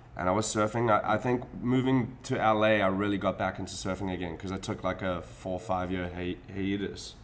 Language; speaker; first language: English; native; English